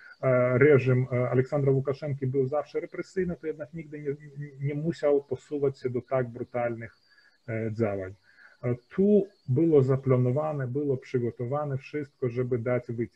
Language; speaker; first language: Polish; early bilingual, heritage; Polish